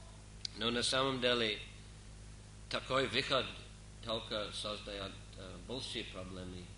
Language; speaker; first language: Russian; non-native, fluent; English